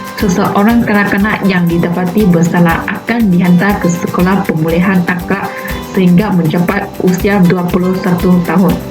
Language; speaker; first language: Malay; non-native, local second language; Chinese